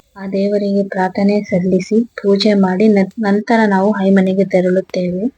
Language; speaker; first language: Kannada; non-native, local second language; Kodava